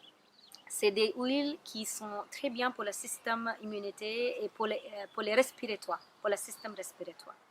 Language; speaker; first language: French; non-native, learner; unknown